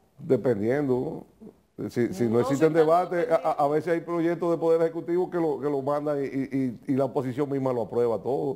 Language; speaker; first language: Spanish; native; Spanish